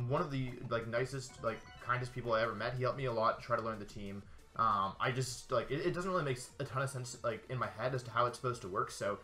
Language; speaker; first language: English; native; English